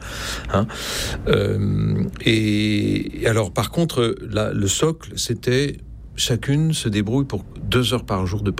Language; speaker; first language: French; native; French